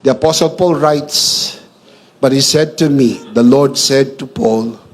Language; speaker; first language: English; non-native, local second language; Filipino